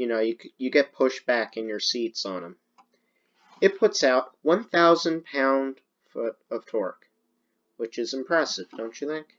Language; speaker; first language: English; native; English